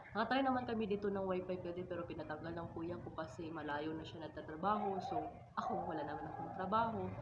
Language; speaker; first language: Filipino; non-native, local second language; Cebuano